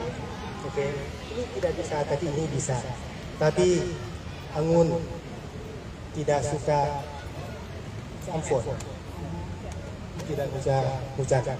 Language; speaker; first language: Indonesian; non-native, learner; Thai